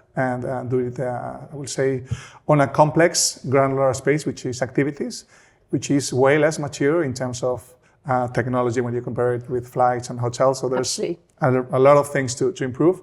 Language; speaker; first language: English; non-native, fluent; Spanish